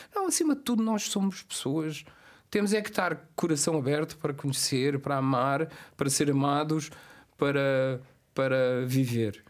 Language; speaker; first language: Portuguese; non-native, local second language; Kabuverdianu